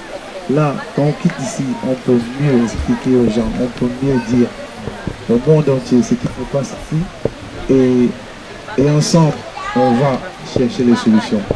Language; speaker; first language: French; non-native, fluent; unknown